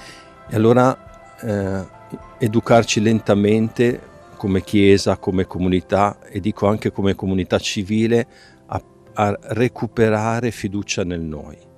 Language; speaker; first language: Italian; native; Italian